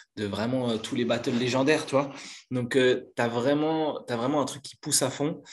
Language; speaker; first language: French; native; French